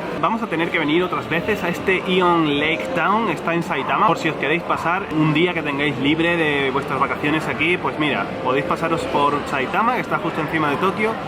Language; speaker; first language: Spanish; native; Spanish